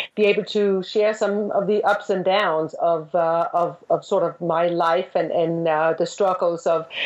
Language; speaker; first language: English; non-native, fluent; Danish